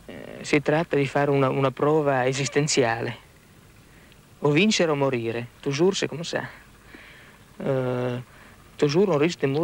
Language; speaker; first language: French; non-native, learner; Italian